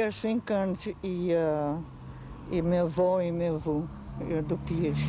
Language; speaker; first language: Portuguese; early bilingual, heritage; Portuguese